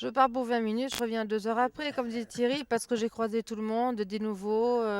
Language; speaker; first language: French; native; French